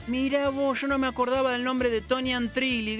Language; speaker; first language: Spanish; native; Spanish